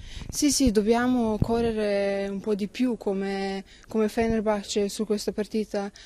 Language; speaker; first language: Italian; non-native, learner; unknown